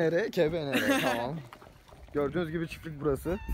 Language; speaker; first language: Turkish; native; Turkish